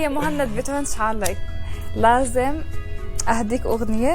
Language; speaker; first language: Arabic; native; Arabic